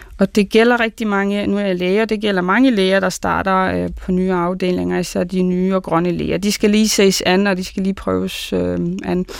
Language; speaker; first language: Danish; early bilingual, other home language; Arabic